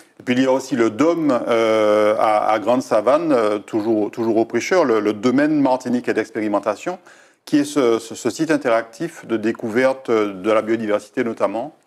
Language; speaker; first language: French; native; French